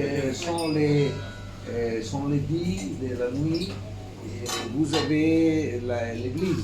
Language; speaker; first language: French; non-native, fluent; Italian